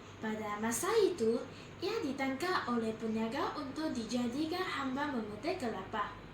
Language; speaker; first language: Malay; non-native, local second language; Chinese